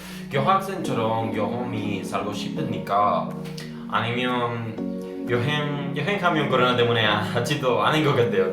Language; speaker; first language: Korean; non-native, learner; Spanish